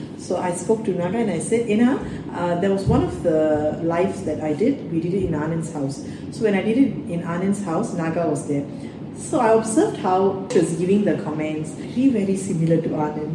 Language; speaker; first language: English; non-native, local second language; Tamil